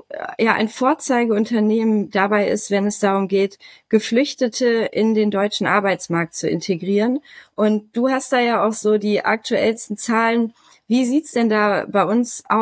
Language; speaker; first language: German; native; German